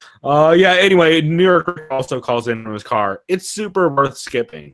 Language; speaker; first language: English; native; English